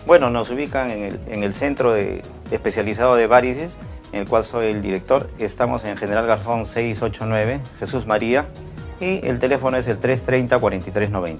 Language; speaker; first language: Spanish; native; Spanish